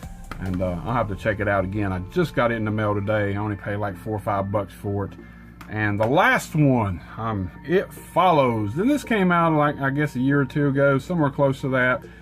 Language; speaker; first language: English; native; English